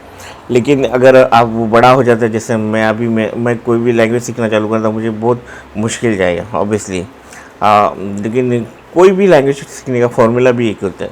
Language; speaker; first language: Hindi; non-native, local second language; Marathi